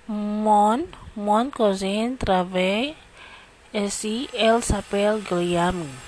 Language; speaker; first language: French; non-native, learner; Filipino